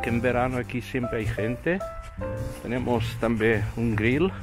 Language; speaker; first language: Spanish; non-native, fluent; Portuguese